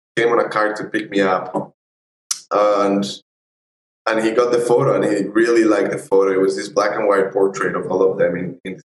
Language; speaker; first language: English; non-native, fluent; Spanish